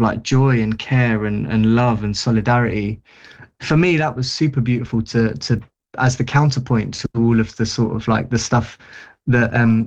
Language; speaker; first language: English; native; English